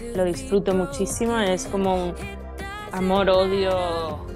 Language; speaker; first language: Spanish; early bilingual, heritage; Spanish